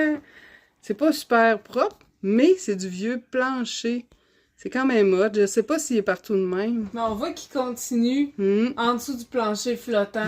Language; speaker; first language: French; native; French